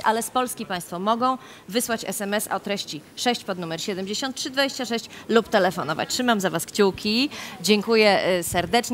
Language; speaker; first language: Polish; native; Polish